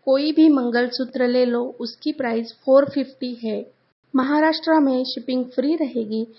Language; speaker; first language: Hindi; non-native, local second language; Marathi